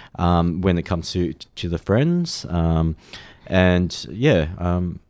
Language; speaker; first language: English; native; English